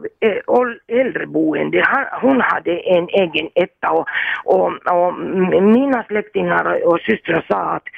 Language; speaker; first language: Swedish; non-native, fluent; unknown